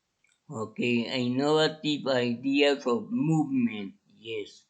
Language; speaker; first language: English; non-native, fluent; Spanish